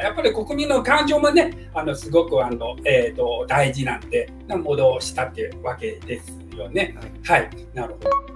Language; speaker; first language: Japanese; non-native, fluent; Chinese